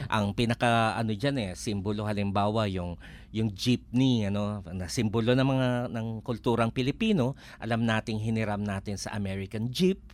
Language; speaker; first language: Filipino; native; Filipino